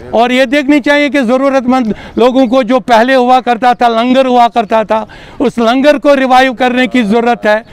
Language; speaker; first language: Hindi; non-native, local second language; Kashmiri